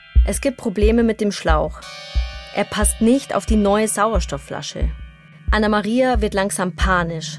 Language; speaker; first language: German; native; German